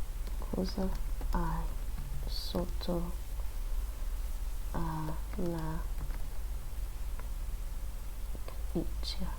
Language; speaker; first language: Italian; non-native, learner; English